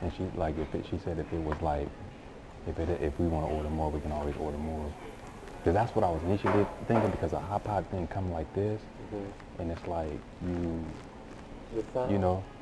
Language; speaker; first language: English; native; English